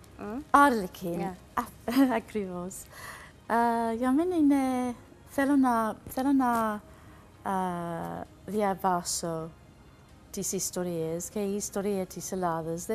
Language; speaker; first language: Greek; non-native, learner; English